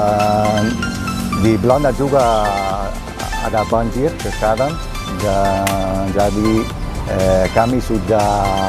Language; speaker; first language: Indonesian; non-native, learner; Dutch